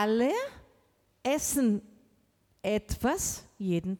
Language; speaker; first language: German; non-native, learner; Portuguese